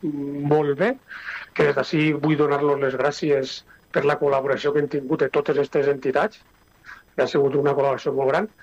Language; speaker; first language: Catalan; native; Catalan